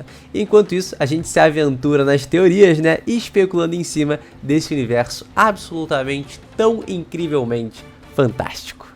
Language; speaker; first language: Portuguese; native; Portuguese